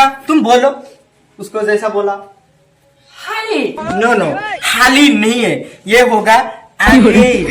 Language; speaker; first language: Hindi; non-native, local second language; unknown